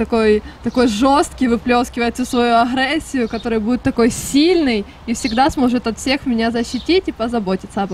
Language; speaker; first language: Russian; native; Russian